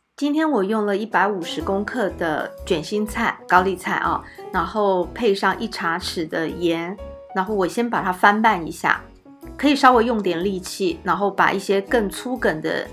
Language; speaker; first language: Chinese; native; Chinese